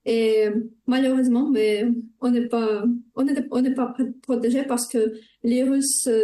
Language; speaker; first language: French; non-native, fluent; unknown